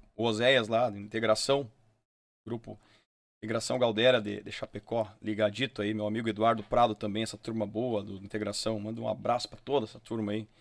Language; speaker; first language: Portuguese; native; Portuguese